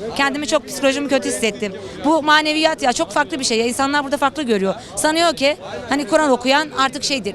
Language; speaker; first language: Turkish; non-native, fluent; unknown